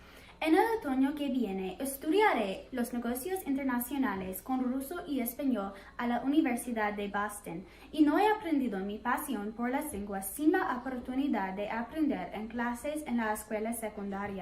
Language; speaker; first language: Spanish; non-native, fluent; English